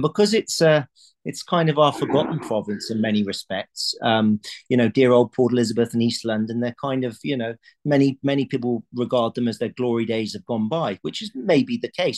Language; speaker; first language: English; native; English